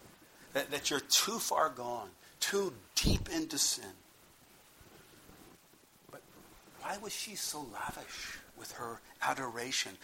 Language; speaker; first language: English; native; English